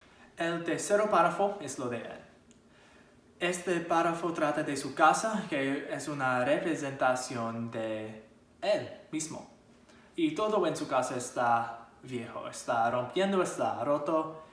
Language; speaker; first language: Spanish; non-native, learner; English